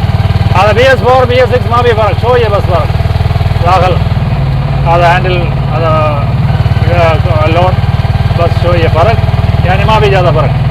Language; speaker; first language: Arabic; non-native, learner; Malayalam